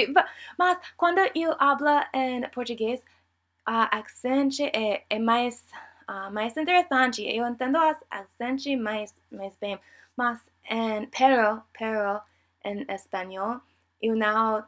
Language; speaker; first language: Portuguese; non-native, learner; English